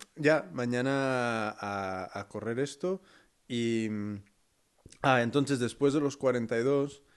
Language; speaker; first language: Spanish; early bilingual, heritage; Spanish